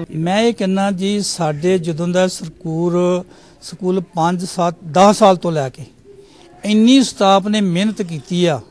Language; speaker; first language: Punjabi; native; Punjabi